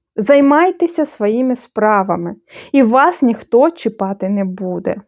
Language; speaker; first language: Ukrainian; non-native, fluent; Bulgarian